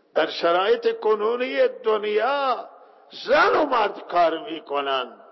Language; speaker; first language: Persian; non-native, local second language; Baluchi